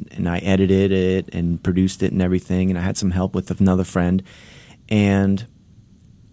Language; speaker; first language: English; early bilingual, other home language; Polish